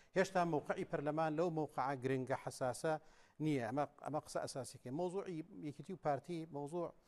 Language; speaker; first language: Central Kurdish; native; Central Kurdish